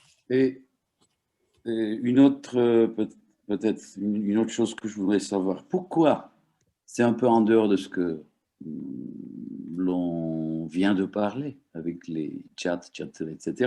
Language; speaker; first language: French; non-native, fluent; Turkish